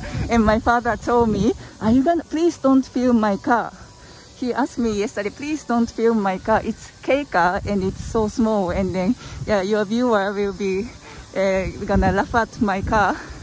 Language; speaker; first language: English; non-native, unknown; Japanese